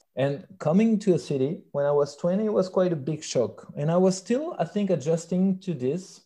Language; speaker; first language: English; non-native, fluent; French